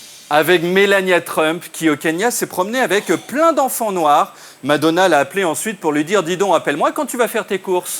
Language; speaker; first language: French; native; French